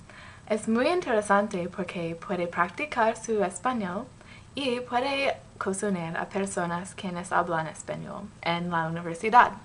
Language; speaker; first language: Spanish; non-native, learner; English